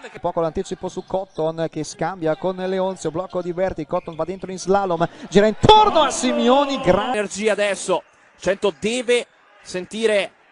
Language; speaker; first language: Italian; native; Italian